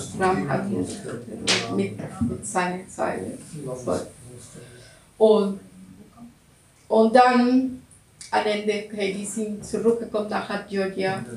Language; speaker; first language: German; non-native, learner; Russian